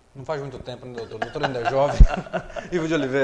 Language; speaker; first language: Portuguese; native; Portuguese